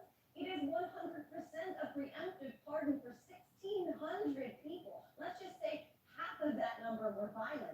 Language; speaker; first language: English; native; English